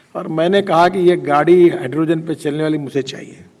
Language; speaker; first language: Hindi; non-native, local second language; Marathi